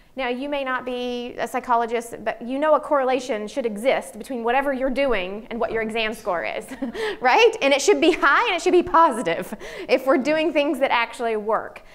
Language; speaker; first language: English; native; English